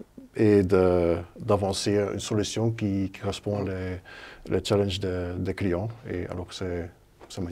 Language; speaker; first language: French; non-native, local second language; Dutch